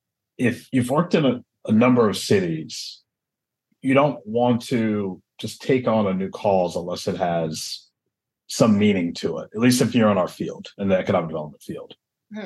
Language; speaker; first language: English; native; English